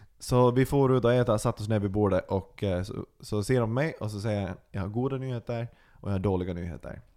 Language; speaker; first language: Swedish; native; Swedish